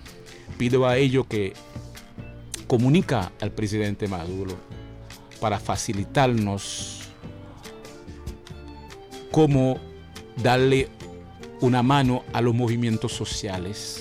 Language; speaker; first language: Spanish; non-native, fluent; Haitian Creole